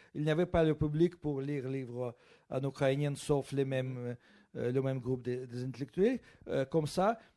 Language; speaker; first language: French; non-native, fluent; Russian